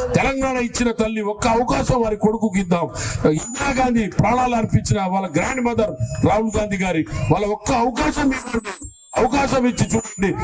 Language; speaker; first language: Telugu; non-native, local second language; Lambadi